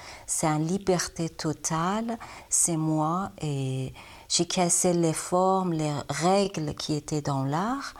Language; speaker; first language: French; non-native, learner; Persian